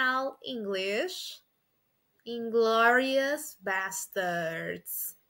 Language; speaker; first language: Portuguese; non-native, learner; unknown